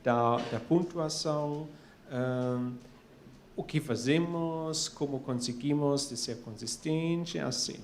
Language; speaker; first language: Portuguese; non-native, fluent; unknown